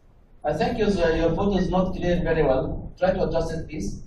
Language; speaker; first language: English; non-native, learner; Arabic